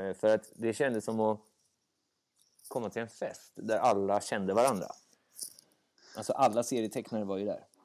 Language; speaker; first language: Swedish; native; Swedish